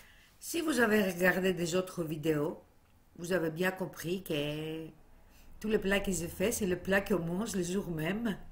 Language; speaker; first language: French; non-native, fluent; Greek